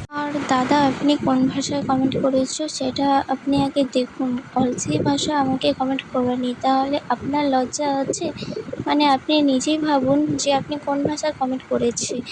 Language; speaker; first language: Bangla; non-native, local second language; Santali